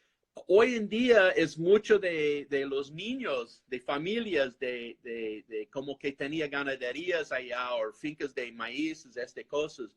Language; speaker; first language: Spanish; non-native, fluent; English